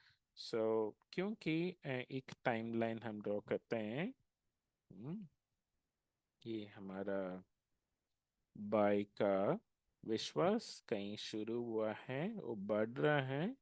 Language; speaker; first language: Hindi; non-native, local second language; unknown